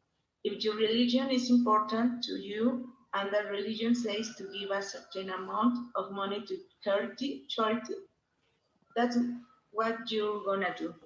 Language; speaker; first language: English; non-native, learner; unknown